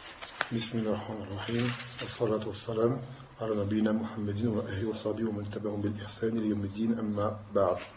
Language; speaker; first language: Arabic; non-native, fluent; French